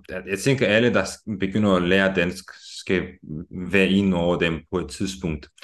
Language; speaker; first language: Danish; non-native, fluent; Romanian